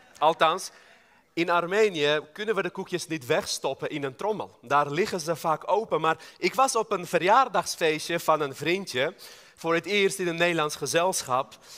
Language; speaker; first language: Dutch; non-native, fluent; Armenian